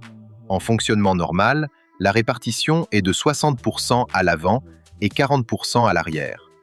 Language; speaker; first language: French; native; French